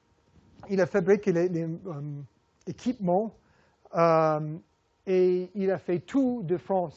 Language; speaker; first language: French; non-native, fluent; English